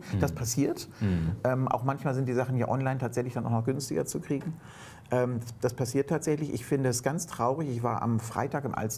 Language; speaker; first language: German; native; German